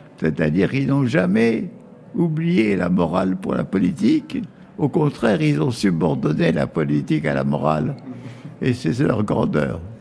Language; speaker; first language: French; native; French